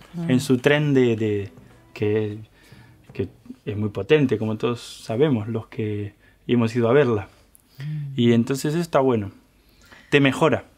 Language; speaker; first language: Spanish; native; Spanish